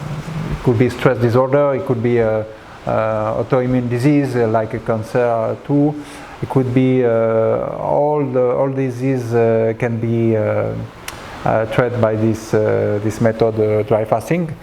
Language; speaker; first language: English; non-native, learner; French